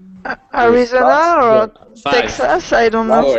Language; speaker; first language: English; non-native, learner; French